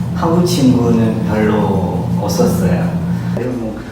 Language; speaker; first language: Korean; non-native, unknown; Vietnamese